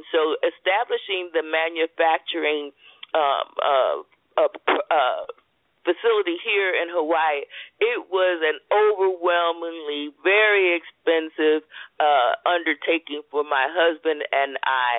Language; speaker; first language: English; native; English